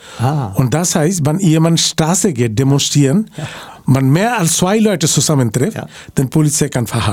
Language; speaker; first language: German; non-native, learner; Bangla